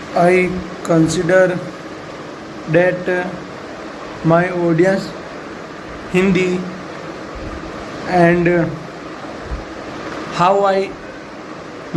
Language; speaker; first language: English; non-native, learner; Hindi